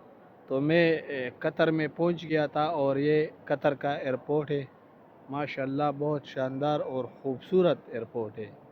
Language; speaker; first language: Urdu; non-native, local second language; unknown